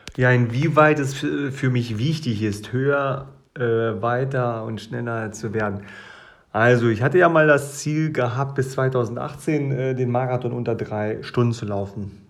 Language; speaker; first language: German; early bilingual, other home language; Russian